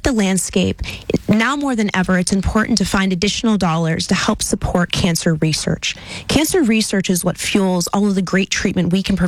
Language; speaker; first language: English; native; English